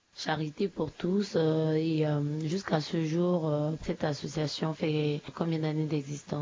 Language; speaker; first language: French; non-native, local second language; Sango